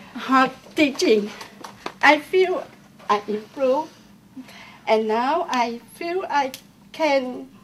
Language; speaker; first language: English; non-native, learner; Vietnamese